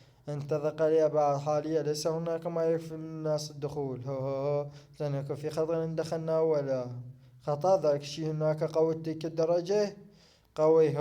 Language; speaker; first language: Arabic; native; Arabic